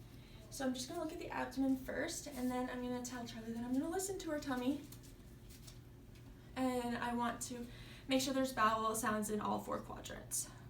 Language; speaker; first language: English; native; English